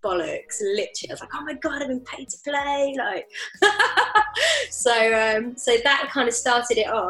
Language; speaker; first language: English; native; English